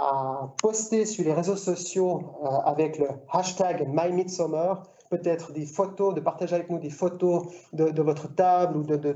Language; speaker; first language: French; native; French